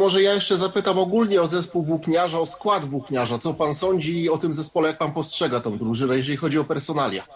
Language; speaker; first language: Polish; native; Polish